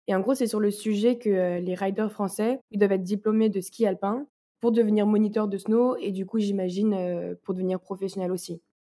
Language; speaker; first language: French; native; French